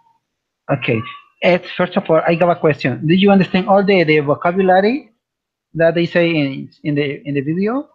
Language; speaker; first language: English; non-native, learner; Spanish